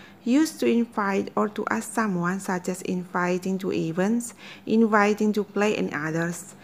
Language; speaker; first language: English; non-native, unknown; Indonesian